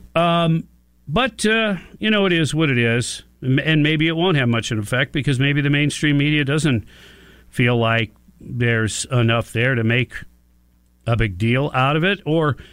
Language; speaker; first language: English; native; English